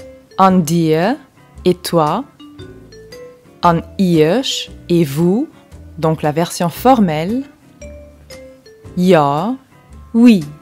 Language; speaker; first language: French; non-native, local second language; Luxembourgish